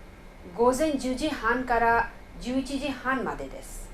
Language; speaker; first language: Japanese; non-native, fluent; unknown